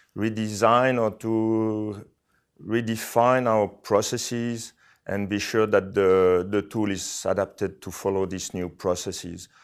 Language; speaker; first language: English; non-native, fluent; French